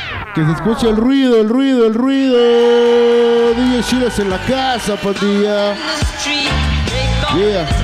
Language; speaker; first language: Spanish; native; Spanish